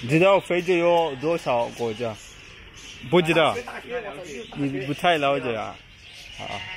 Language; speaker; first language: Chinese; non-native, learner; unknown